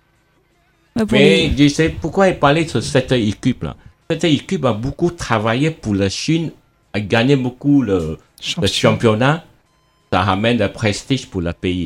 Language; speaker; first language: French; non-native, fluent; Chinese